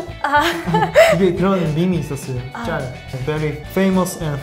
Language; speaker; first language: Korean; native; Korean